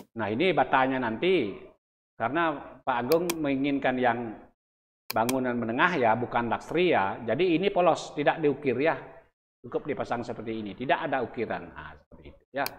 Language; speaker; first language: Indonesian; non-native, local second language; Balinese